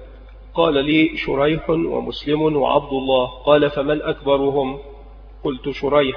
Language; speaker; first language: Arabic; native; Arabic